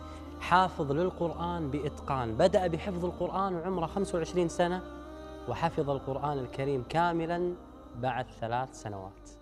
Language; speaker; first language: Arabic; native; Arabic